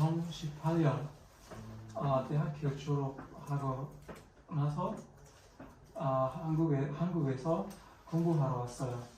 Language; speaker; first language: Korean; non-native, learner; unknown